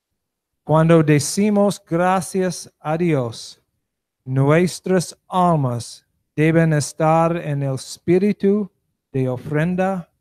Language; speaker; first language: Spanish; non-native, learner; English